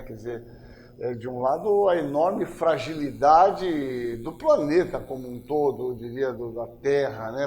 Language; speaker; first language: Portuguese; native; Portuguese